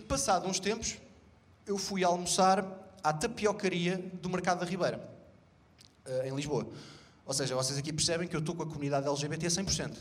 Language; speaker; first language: Portuguese; native; Portuguese